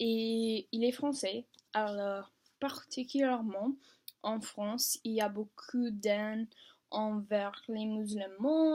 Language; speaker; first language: French; non-native, learner; English